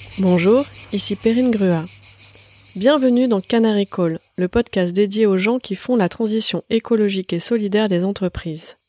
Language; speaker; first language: French; native; French